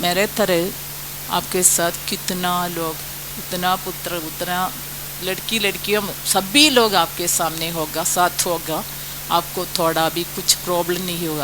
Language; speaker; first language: Hindi; non-native, local second language; Malayalam